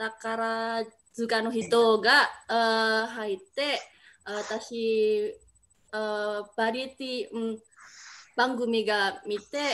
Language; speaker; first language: Japanese; non-native, learner; Indonesian